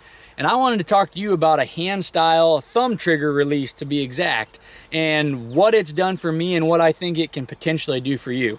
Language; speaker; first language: English; native; English